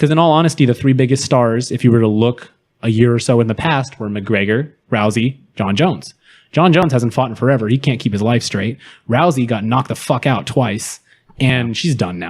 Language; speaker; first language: English; native; English